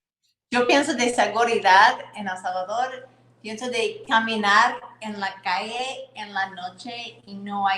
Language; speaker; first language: Spanish; non-native, fluent; English